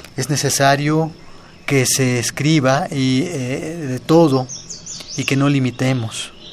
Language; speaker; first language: Spanish; non-native, local second language; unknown